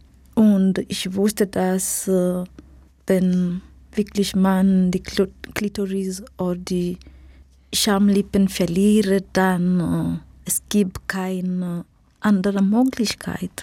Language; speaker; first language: German; non-native, learner; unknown